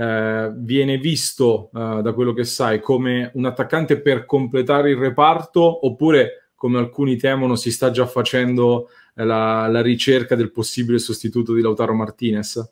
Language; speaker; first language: Italian; native; Italian